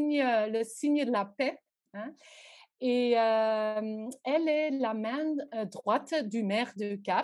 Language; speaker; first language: French; non-native, local second language; Dutch